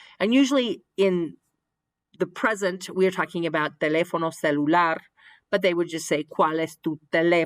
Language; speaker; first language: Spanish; non-native, fluent; English